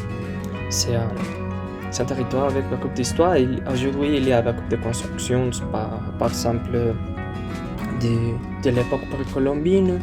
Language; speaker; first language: French; non-native, learner; Spanish